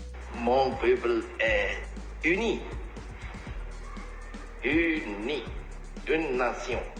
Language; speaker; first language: French; non-native, fluent; Javanese